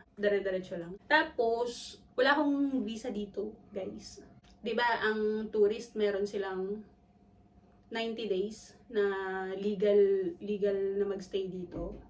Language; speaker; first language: Filipino; non-native, local second language; Cebuano